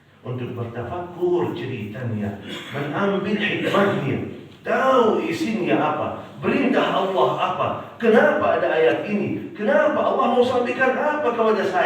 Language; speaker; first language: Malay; non-native, fluent; Arabic